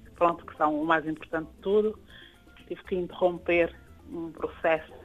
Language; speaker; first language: Portuguese; non-native, local second language; Kabuverdianu